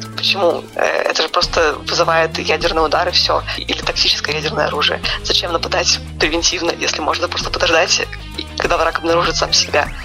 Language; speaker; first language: Russian; native; Russian